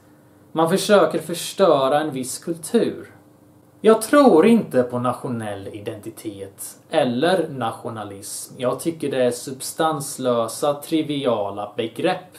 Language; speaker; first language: Swedish; early bilingual, other home language; Bosnian